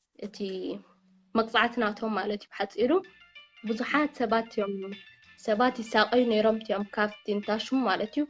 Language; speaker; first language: Tigrinya; early bilingual, heritage; Tigrinya